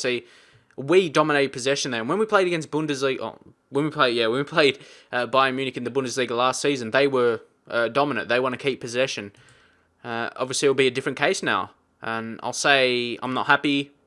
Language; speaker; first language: English; native; English